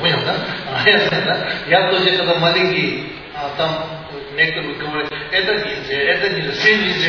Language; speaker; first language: Russian; non-native, learner; Tibetan